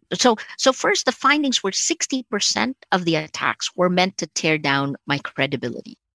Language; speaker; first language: English; early bilingual, other home language; Filipino